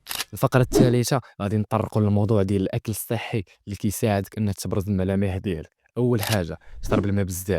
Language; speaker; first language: Arabic; native; Arabic